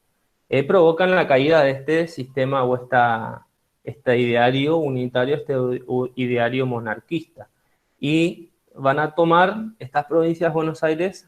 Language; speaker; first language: Spanish; native; Spanish